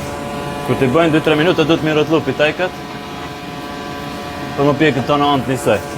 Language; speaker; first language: Albanian; native; Albanian